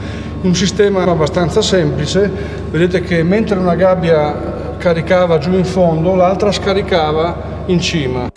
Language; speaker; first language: Italian; native; Italian